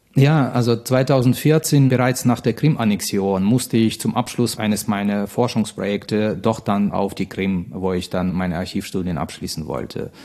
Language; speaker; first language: German; non-native, fluent; Russian